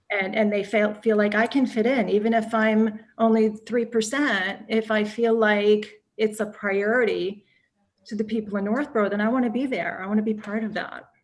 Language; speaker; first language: English; native; English